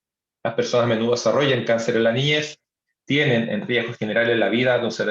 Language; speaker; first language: Spanish; native; Spanish